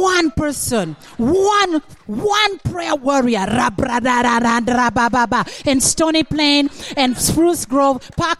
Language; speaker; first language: English; non-native, local second language; Acoli